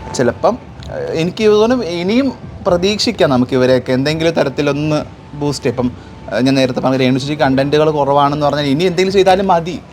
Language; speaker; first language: Malayalam; native; Malayalam